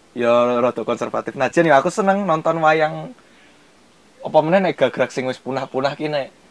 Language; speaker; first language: Javanese; non-native, local second language; Indonesian